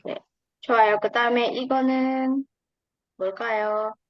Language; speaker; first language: Korean; non-native, fluent; Indonesian